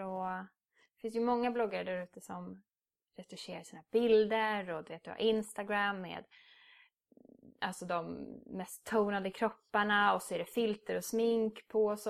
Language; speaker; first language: Swedish; native; Swedish